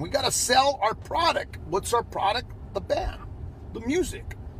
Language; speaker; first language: English; early bilingual, other home language; Spanish